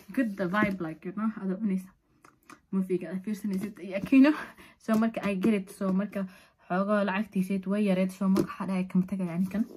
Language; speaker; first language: Somali; early bilingual, heritage; Somali